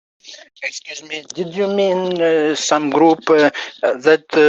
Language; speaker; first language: English; non-native, learner; Ukrainian